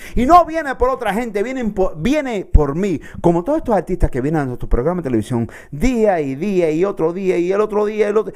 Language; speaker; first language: Spanish; early bilingual, heritage; Spanish